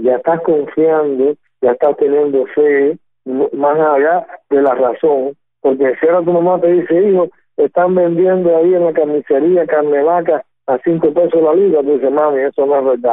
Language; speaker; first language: Spanish; native; Spanish